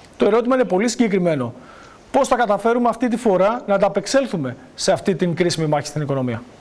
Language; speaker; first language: Greek; native; Greek